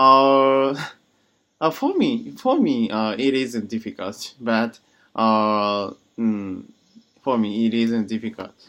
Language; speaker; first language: English; non-native, learner; Japanese